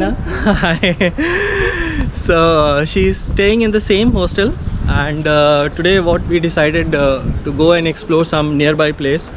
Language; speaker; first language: English; non-native, local second language; Hindi